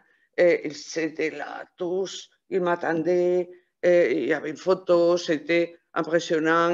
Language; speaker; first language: French; non-native, fluent; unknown